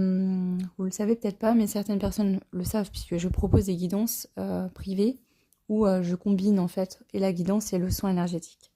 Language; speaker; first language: French; native; French